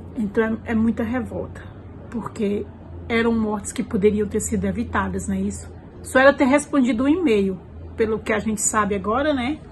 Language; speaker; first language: Portuguese; native; Portuguese